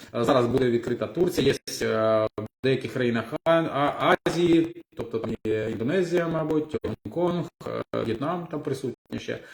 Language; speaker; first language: Ukrainian; non-native, local second language; Russian